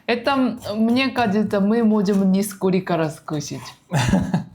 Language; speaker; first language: Russian; non-native, learner; Japanese